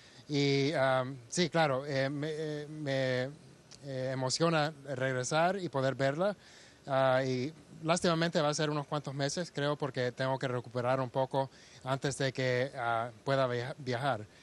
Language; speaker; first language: Spanish; early bilingual, heritage; Spanish